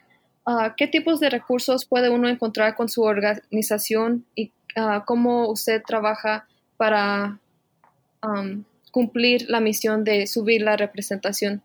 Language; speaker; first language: Spanish; early bilingual, heritage; Spanish